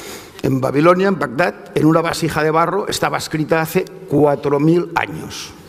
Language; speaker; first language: Spanish; native; Spanish